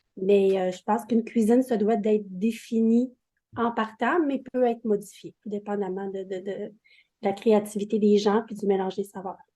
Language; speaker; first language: French; native; French